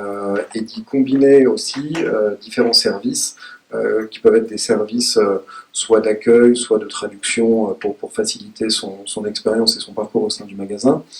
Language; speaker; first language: French; native; French